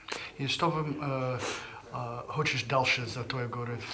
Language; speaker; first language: Russian; non-native, learner; English